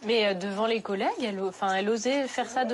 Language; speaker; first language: French; native; French